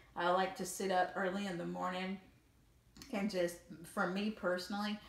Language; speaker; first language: English; native; English